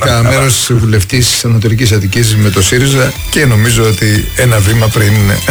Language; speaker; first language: Greek; native; Greek